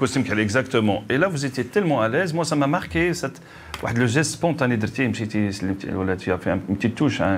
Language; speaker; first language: French; non-native, local second language; Arabic